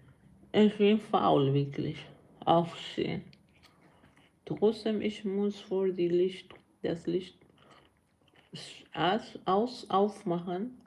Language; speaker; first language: German; non-native, learner; Persian